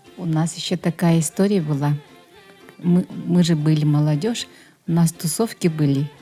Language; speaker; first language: Russian; non-native, local second language; Yakut